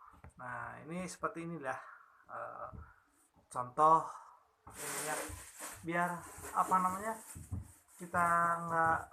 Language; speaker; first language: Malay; non-native, local second language; Sundanese